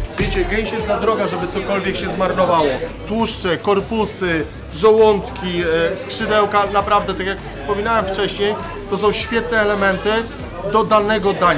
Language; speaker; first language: Polish; native; Polish